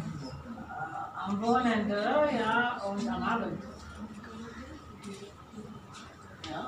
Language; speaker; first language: German; non-native, fluent; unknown